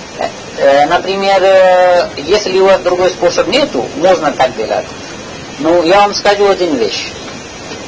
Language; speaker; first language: Russian; non-native, learner; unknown